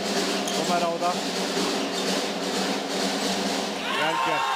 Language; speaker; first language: Icelandic; native; Icelandic